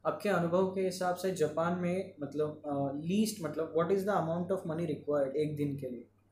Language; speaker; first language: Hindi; non-native, local second language; Marathi